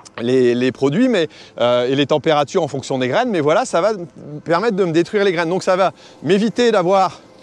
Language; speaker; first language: French; native; French